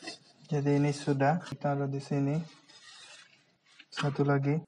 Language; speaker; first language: Indonesian; non-native, fluent; Bangla